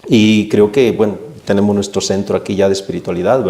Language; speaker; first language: Spanish; native; Spanish